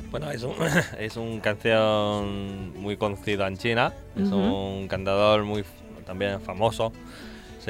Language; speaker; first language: Spanish; non-native, learner; Chinese